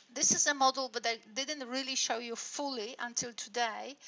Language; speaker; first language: English; non-native, fluent; Polish